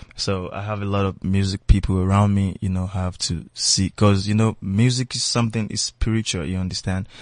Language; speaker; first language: English; non-native, local second language; Yoruba